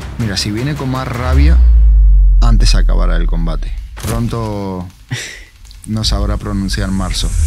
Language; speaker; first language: Spanish; non-native, fluent; Georgian